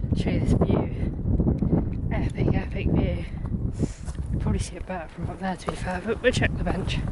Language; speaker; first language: English; native; English